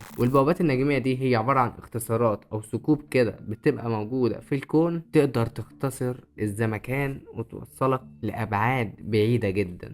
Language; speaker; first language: Arabic; native; Arabic